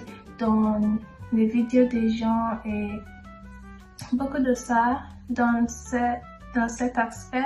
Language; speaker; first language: French; non-native, learner; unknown